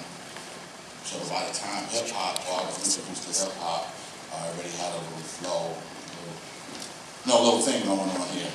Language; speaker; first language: English; native; English